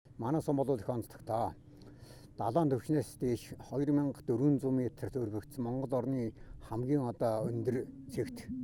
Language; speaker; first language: Mongolian; native; Mongolian